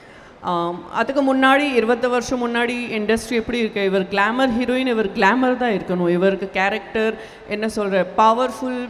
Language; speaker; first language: Tamil; non-native, local second language; Gujarati